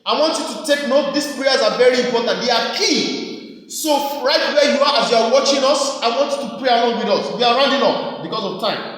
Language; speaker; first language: English; non-native, local second language; Yoruba